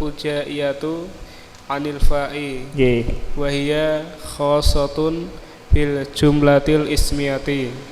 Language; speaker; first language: Arabic; non-native, learner; Indonesian